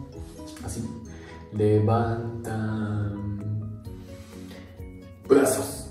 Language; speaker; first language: Spanish; non-native, learner; Japanese